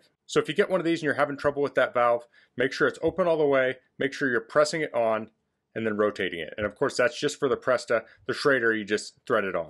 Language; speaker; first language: English; native; English